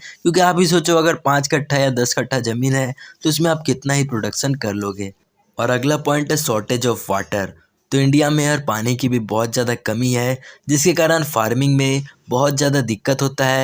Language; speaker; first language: Hindi; native; Hindi